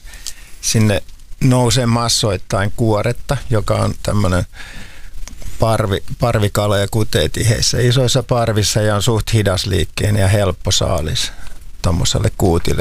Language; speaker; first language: Finnish; native; Finnish